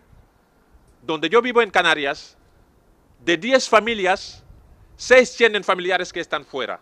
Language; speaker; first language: Spanish; non-native, fluent; Serer